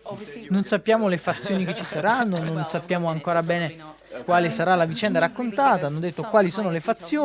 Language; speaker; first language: Italian; native; Italian